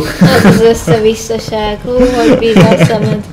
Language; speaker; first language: Hungarian; native; Hungarian